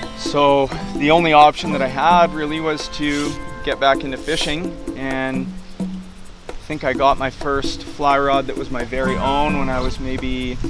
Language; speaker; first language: English; native; English